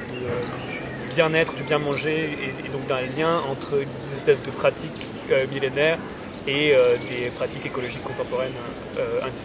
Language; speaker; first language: French; native; French